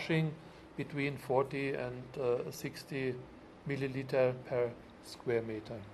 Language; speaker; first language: English; non-native, fluent; German